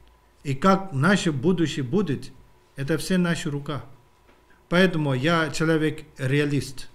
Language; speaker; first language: Russian; non-native, learner; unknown